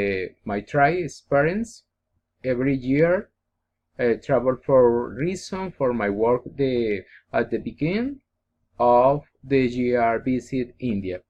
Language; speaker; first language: English; non-native, learner; Spanish